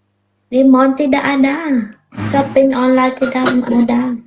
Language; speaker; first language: Indonesian; non-native, learner; Vietnamese